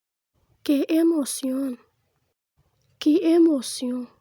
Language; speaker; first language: Spanish; non-native, fluent; Haitian Creole